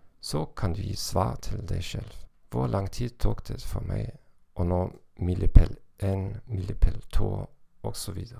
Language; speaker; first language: Norwegian; non-native, learner; German